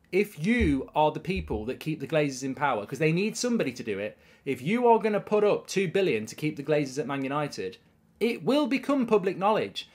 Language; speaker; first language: English; native; English